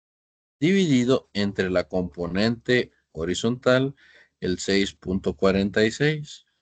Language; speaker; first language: Spanish; native; Spanish